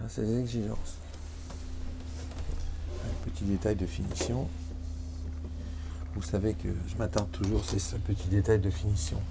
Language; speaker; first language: French; native; French